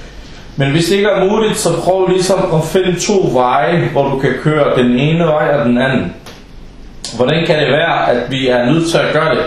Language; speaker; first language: Danish; non-native, fluent; Arabic